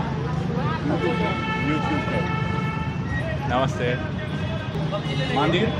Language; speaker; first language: Hindi; non-native, learner; Italian